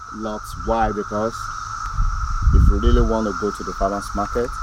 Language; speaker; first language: English; non-native, local second language; Yoruba